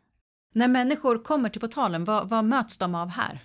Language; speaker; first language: Swedish; native; Swedish